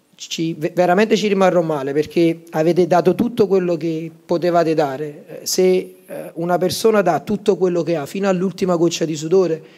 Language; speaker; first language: Italian; native; Italian